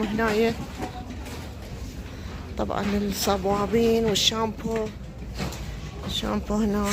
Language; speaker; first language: Arabic; native; Arabic